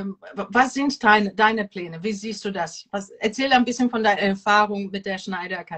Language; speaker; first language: German; non-native, fluent; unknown